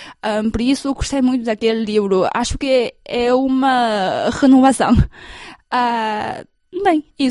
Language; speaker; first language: Portuguese; non-native, fluent; Chinese